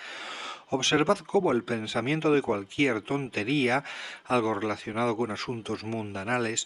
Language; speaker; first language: Spanish; native; Spanish